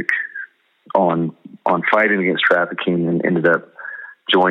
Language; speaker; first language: English; native; English